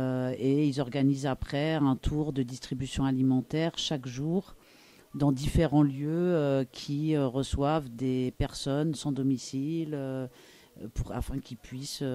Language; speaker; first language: French; native; French